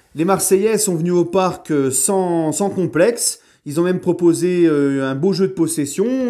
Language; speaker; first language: French; native; French